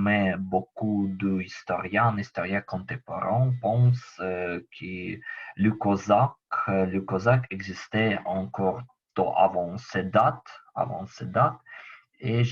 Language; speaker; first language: French; non-native, learner; Ukrainian